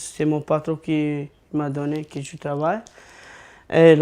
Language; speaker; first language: French; non-native, learner; Romanian